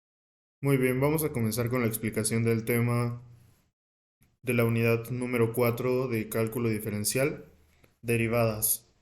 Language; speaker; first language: Spanish; native; Spanish